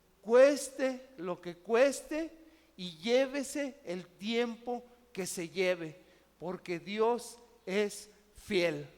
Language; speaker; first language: Spanish; native; Spanish